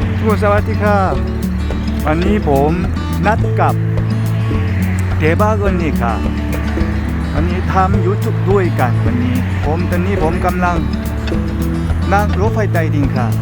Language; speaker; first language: Thai; non-native, learner; Korean